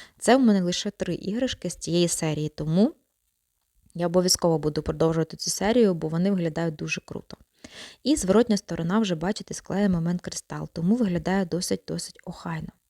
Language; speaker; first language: Ukrainian; non-native, local second language; Russian